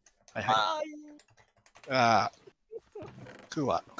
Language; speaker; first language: Japanese; non-native, learner; English